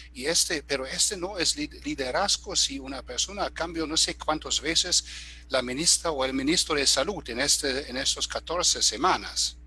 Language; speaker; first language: Spanish; non-native, fluent; German